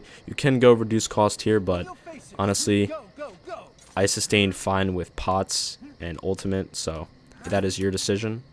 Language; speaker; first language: English; native; English